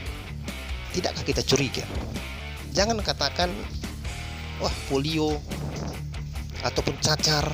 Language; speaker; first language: Indonesian; native; Indonesian